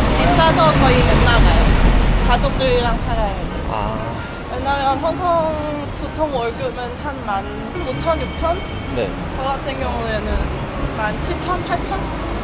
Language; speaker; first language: Korean; non-native, fluent; Cantonese